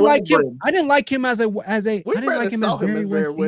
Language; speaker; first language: English; native; English